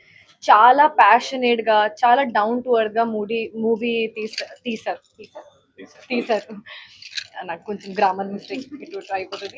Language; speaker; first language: Telugu; non-native, fluent; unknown